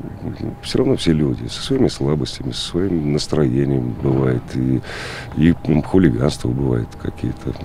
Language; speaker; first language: Russian; native; Russian